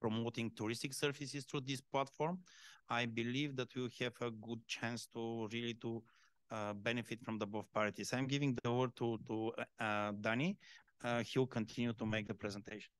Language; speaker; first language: English; non-native, fluent; Bulgarian